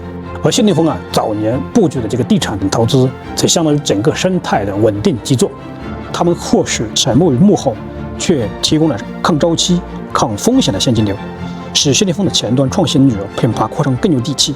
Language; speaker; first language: Chinese; native; Chinese